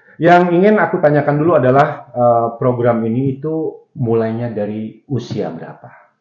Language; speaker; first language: Indonesian; native; Indonesian